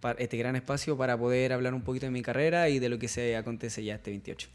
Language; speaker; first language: Spanish; native; Spanish